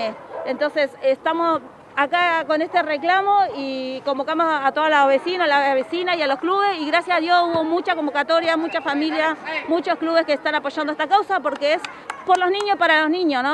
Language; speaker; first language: Spanish; native; Spanish